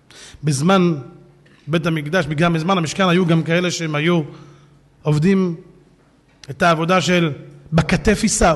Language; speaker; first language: Hebrew; native; Hebrew